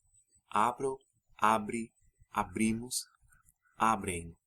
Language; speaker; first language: Portuguese; non-native, fluent; English